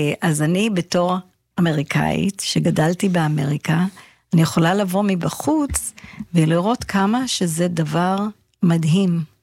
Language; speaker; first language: Hebrew; non-native, fluent; English